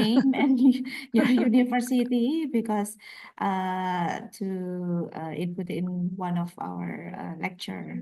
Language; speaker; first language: English; non-native, learner; Indonesian